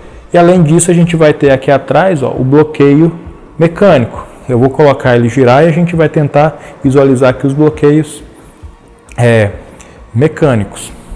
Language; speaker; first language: Portuguese; native; Portuguese